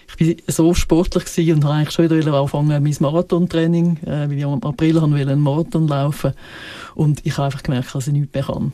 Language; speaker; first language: German; native; German